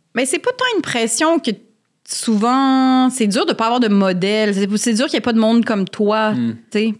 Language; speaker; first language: French; native; French